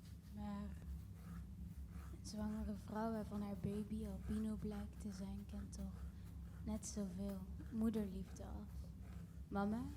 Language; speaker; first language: Dutch; early bilingual, other home language; Kinyarwanda